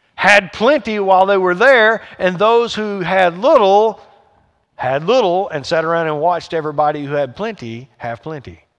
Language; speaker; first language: English; native; English